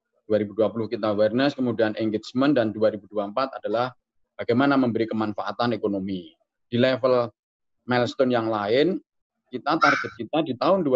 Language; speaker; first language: Indonesian; native; Indonesian